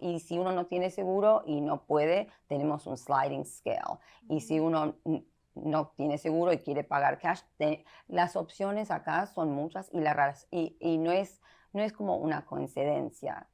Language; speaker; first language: Spanish; early bilingual, heritage; Spanish